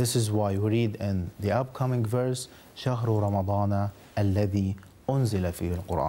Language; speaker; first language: English; non-native, fluent; Arabic